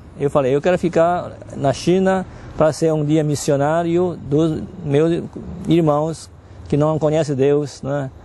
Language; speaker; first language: Portuguese; non-native, fluent; Chinese